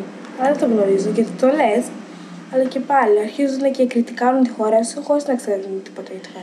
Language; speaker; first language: Greek; early bilingual, other home language; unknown